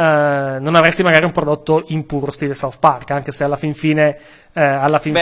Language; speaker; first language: Italian; native; Italian